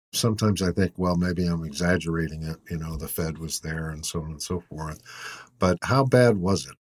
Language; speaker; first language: English; native; English